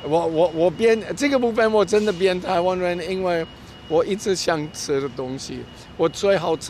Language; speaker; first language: Chinese; non-native, learner; German